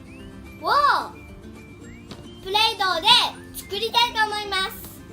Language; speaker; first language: Japanese; early bilingual, heritage; Japanese